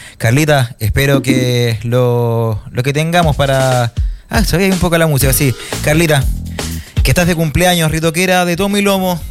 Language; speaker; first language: Spanish; native; Spanish